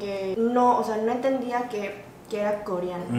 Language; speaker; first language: Spanish; early bilingual, other home language; Korean